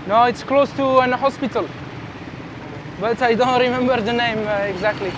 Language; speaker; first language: English; non-native, learner; French